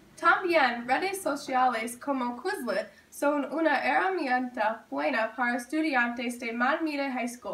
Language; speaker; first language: Spanish; non-native, learner; English